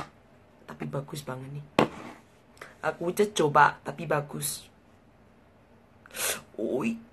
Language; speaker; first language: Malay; non-native, learner; Thai